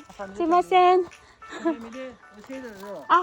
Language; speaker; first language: Japanese; non-native, learner; Filipino